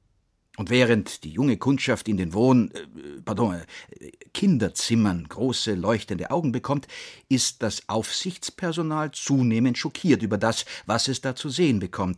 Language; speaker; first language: German; native; German